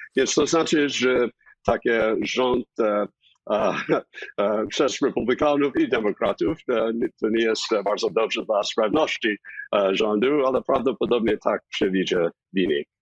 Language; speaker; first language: Polish; non-native, fluent; English